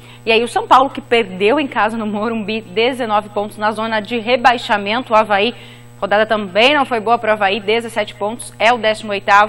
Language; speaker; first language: Portuguese; native; Portuguese